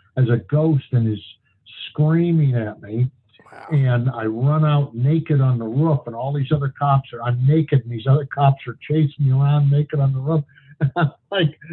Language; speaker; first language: English; native; English